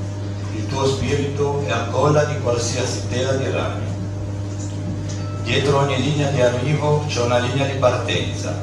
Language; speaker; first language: Italian; native; Italian